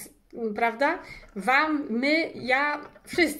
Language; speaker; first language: Polish; early bilingual, heritage; English